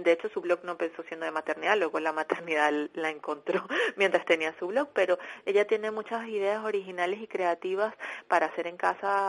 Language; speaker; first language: Spanish; native; Spanish